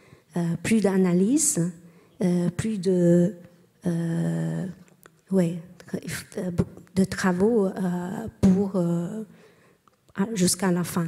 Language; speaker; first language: French; non-native, learner; Chinese